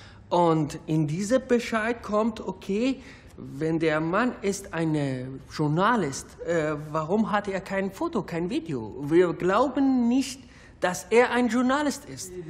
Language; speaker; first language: German; non-native, learner; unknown